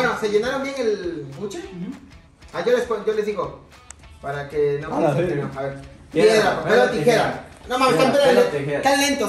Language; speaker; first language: Spanish; native; Spanish